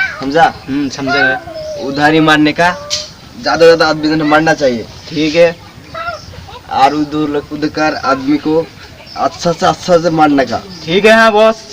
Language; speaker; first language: Hindi; non-native, local second language; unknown